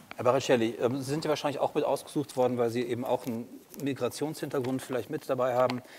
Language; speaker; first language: German; native; German